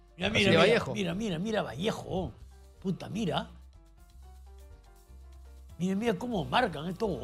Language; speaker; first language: Spanish; native; Spanish